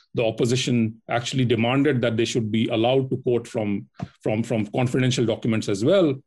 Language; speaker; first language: English; non-native, local second language; Hindi